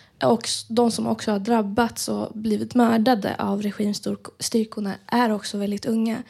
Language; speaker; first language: Swedish; early bilingual, other home language; Persian